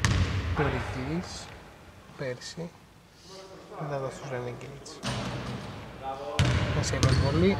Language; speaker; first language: Greek; native; Greek